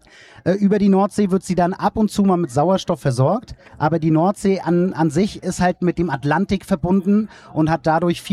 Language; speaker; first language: German; native; German